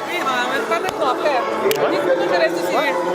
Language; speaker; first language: French; non-native, learner; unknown